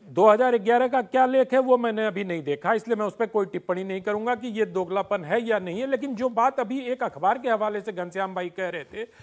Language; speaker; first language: Hindi; native; Hindi